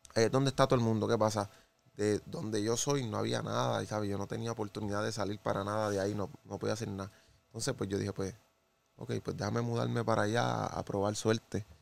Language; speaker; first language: Spanish; native; Spanish